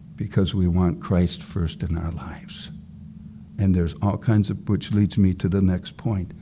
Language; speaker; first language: English; native; English